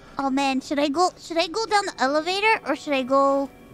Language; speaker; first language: English; early bilingual, other home language; Spanish